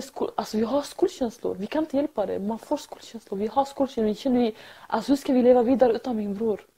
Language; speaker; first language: Swedish; early bilingual, other home language; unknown